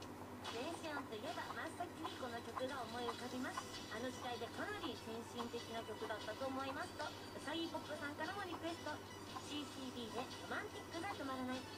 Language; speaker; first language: Japanese; native; Japanese